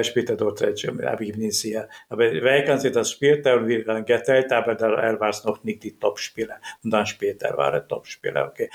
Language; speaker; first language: German; non-native, learner; Hungarian